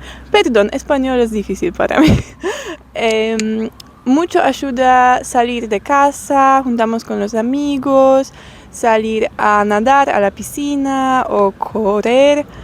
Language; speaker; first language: Spanish; non-native, learner; Polish